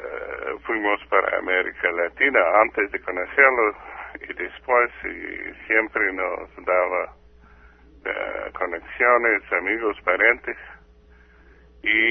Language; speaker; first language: Spanish; non-native, fluent; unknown